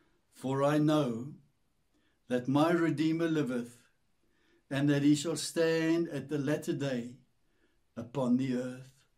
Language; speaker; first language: English; non-native, local second language; Afrikaans